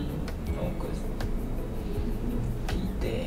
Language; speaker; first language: Japanese; non-native, learner; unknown